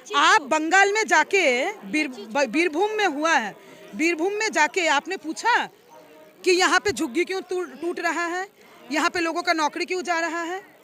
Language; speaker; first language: Hindi; non-native, local second language; Bangla